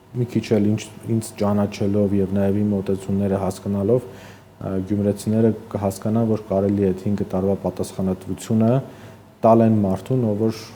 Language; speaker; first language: Armenian; native; Armenian